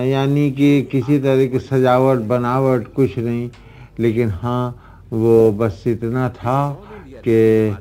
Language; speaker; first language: Hindi; native; Hindi